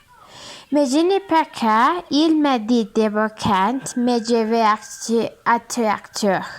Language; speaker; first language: French; non-native, learner; Spanish